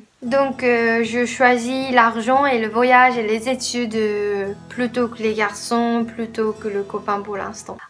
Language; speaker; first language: French; non-native, fluent; Japanese